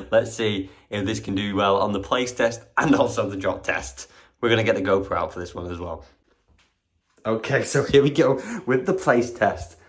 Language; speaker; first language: English; native; English